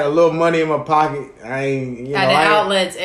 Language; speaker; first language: English; native; English